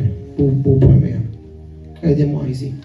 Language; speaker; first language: French; non-native, learner; Spanish